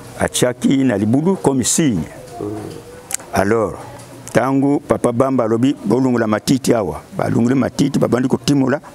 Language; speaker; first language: Lingala; non-native, local second language; Kongo